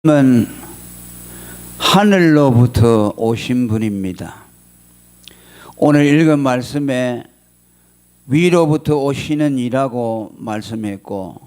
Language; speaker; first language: Korean; native; Korean